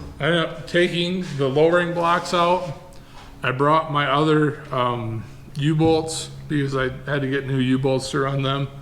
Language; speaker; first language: English; native; English